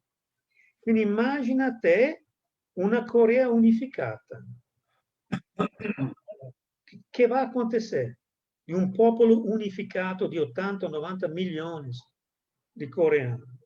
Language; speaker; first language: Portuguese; non-native, fluent; Italian